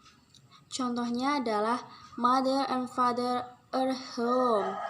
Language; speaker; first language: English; non-native, learner; Indonesian